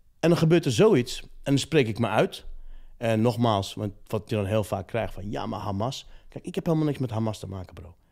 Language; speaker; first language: Dutch; early bilingual, other home language; Riffian